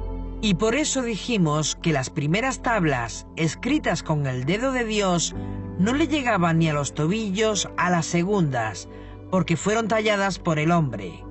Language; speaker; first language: Spanish; native; Spanish